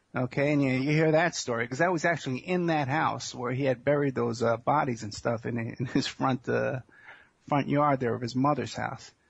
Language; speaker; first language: English; native; English